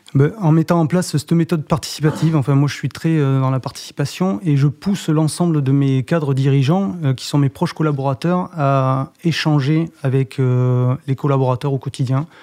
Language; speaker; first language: French; native; French